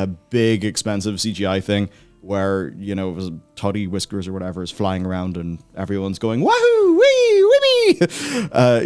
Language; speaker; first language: English; native; English